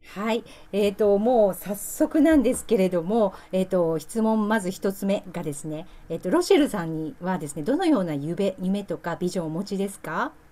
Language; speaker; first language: Japanese; native; Japanese